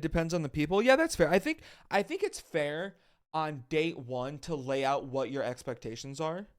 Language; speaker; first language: English; native; English